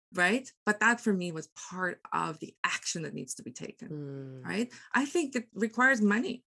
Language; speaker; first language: English; non-native, local second language; Afrikaans